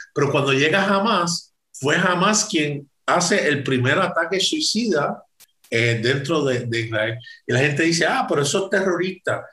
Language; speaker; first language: Spanish; native; Spanish